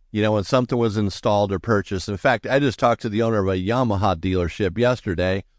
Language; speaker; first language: English; native; English